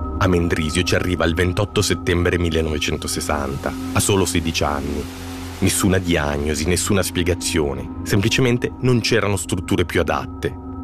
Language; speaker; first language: Italian; native; Italian